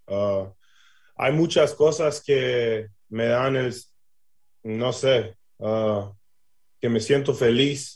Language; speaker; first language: Spanish; early bilingual, heritage; English